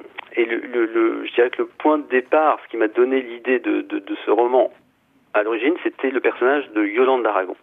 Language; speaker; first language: French; native; French